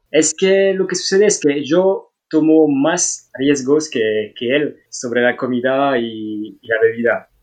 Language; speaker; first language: Spanish; non-native, learner; French